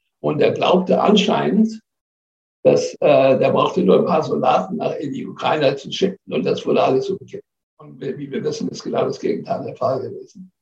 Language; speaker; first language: German; non-native, fluent; English